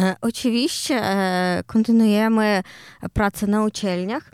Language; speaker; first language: Polish; non-native, learner; Ukrainian